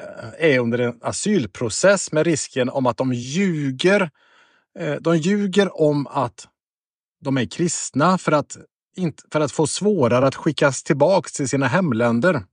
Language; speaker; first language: Swedish; native; Swedish